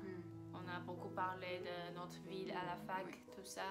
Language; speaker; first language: French; non-native, fluent; Chinese